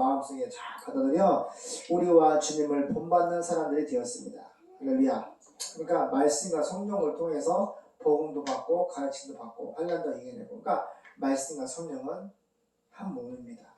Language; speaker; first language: Korean; native; Korean